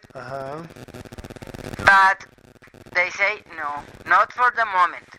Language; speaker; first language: English; non-native, learner; Spanish